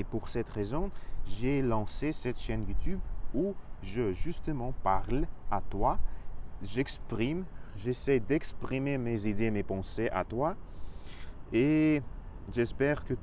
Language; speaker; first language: French; non-native, learner; Russian